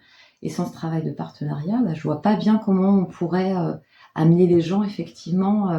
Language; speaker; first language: French; native; French